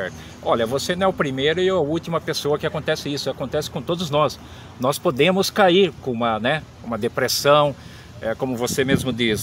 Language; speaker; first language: Portuguese; native; Portuguese